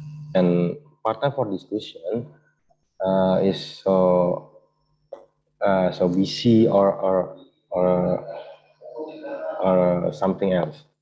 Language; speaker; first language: English; non-native, learner; Indonesian